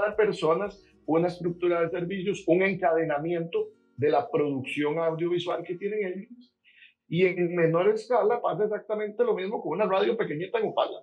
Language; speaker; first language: Spanish; native; Spanish